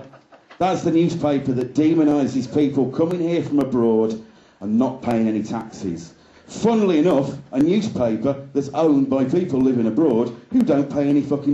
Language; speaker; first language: English; native; English